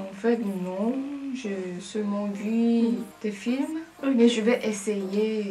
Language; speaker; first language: French; non-native, learner; Korean